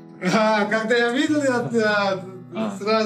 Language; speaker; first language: Russian; non-native, learner; Uzbek